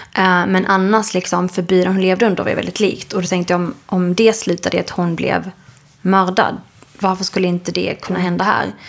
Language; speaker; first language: Swedish; early bilingual, other home language; Arabic